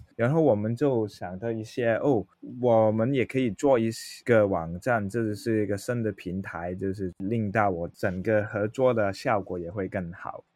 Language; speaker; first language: Chinese; non-native, local second language; Cantonese